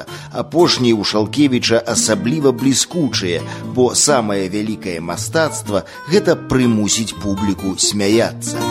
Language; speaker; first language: Belarusian; native; Belarusian